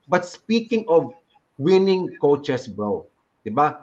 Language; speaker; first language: English; non-native, local second language; Filipino